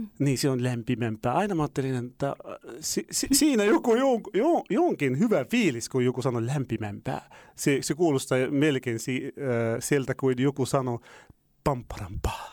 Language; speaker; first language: Finnish; non-native, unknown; Arabic